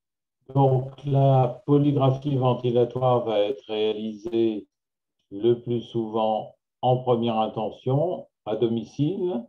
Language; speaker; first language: French; native; French